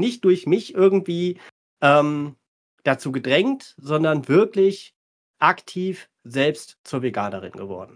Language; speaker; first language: German; native; German